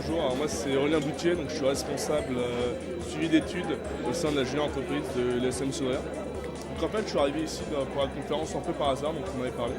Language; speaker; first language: French; native; French